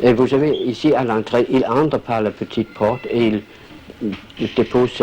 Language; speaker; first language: French; non-native, fluent; Danish